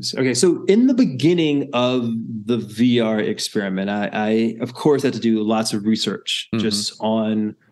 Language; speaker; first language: English; native; English